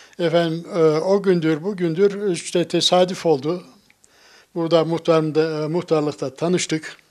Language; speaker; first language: Turkish; native; Turkish